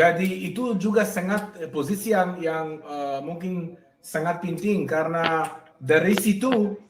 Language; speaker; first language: Indonesian; non-native, fluent; Hebrew